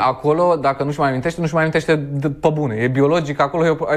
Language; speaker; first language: Romanian; native; Romanian